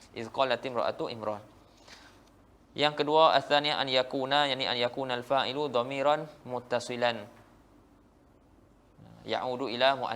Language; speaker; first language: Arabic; non-native, fluent; Malay